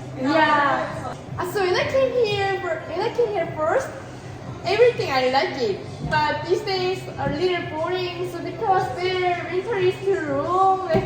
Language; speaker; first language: English; non-native, learner; Korean